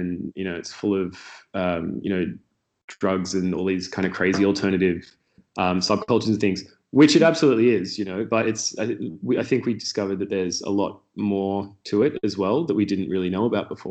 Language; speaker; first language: English; native; English